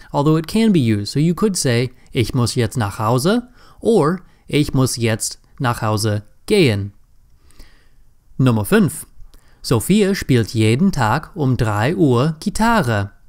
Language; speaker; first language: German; non-native, fluent; English